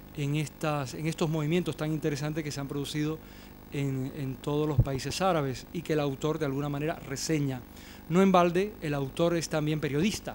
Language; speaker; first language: Spanish; native; Spanish